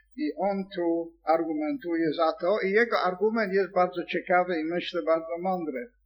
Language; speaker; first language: Polish; non-native, fluent; English